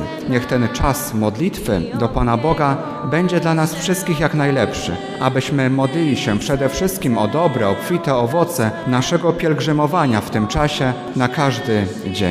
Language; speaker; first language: Polish; native; Polish